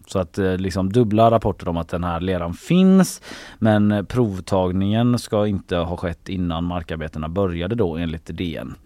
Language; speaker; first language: Swedish; native; Swedish